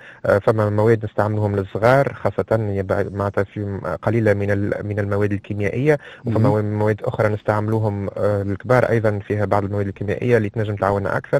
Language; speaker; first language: Arabic; native; Arabic